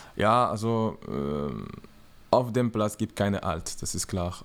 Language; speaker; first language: German; non-native, learner; French